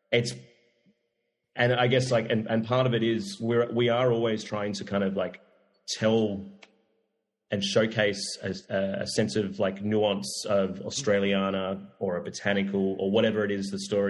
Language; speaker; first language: English; native; English